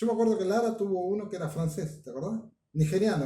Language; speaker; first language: Spanish; native; Spanish